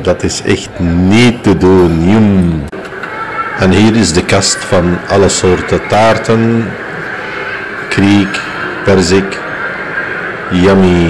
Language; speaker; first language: Dutch; non-native, fluent; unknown